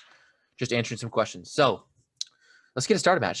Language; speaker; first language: English; native; English